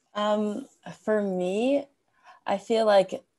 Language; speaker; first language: English; native; English